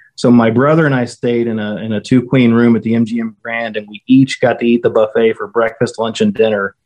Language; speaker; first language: English; native; English